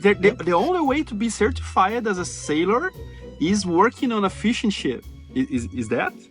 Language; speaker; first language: English; non-native, fluent; Portuguese